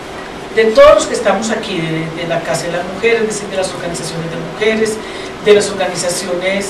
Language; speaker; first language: Spanish; native; Spanish